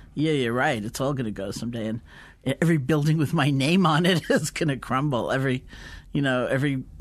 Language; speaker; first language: English; native; English